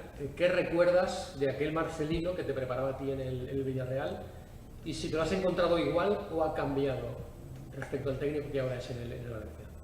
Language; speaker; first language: Spanish; native; Spanish